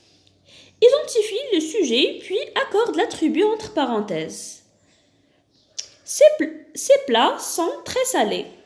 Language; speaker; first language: French; non-native, local second language; Arabic